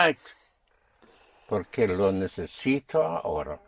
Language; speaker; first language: Spanish; non-native, fluent; English